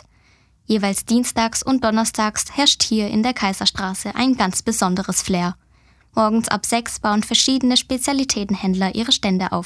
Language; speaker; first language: German; native; German